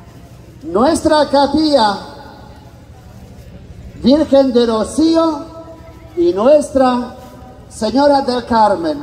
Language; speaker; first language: Spanish; non-native, fluent; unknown